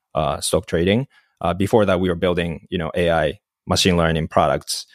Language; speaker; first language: English; non-native, fluent; Japanese